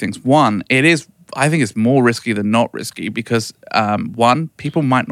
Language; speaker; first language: English; native; English